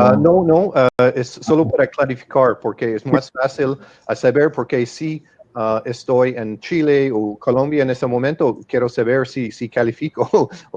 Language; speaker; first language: Spanish; non-native, fluent; English